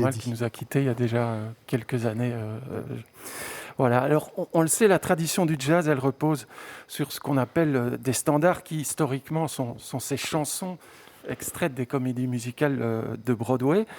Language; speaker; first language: French; native; French